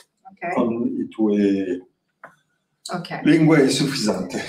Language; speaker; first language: Italian; non-native, learner; French